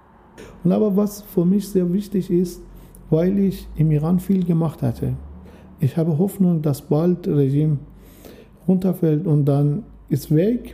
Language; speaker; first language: German; non-native, learner; Persian